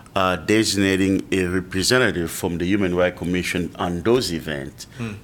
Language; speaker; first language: English; non-native, fluent; French